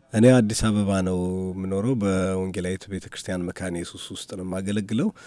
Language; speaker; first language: Amharic; native; Amharic